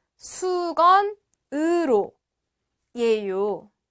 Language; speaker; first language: Korean; native; Korean